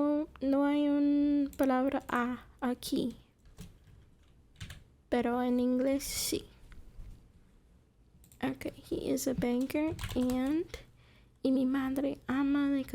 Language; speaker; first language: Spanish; non-native, fluent; English